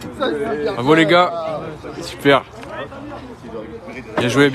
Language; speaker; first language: French; native; French